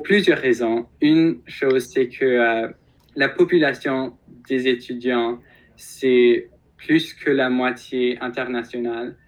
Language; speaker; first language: French; non-native, local second language; English